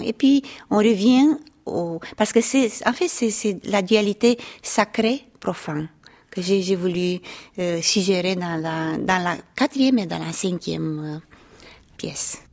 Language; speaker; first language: French; non-native, fluent; Romanian